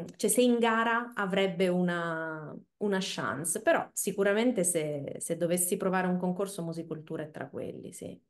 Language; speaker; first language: Italian; native; Italian